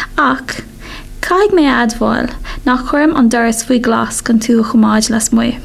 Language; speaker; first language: Irish; non-native, local second language; English